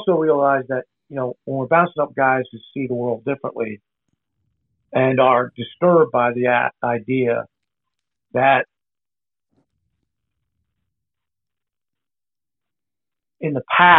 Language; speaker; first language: English; native; English